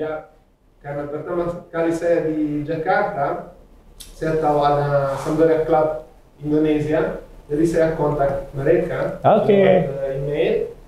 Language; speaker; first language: Indonesian; non-native, fluent; Italian